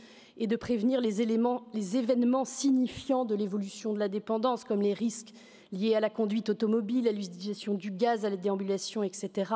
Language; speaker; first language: French; native; French